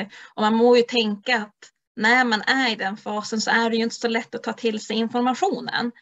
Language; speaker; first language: Swedish; native; Swedish